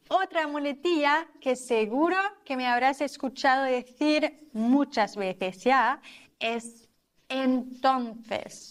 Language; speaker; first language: Spanish; non-native, fluent; German